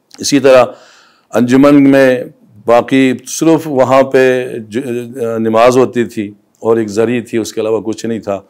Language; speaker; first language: Urdu; non-native, local second language; Balti